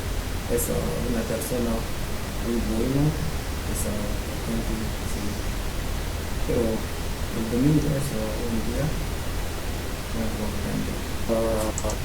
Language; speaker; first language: Spanish; non-native, learner; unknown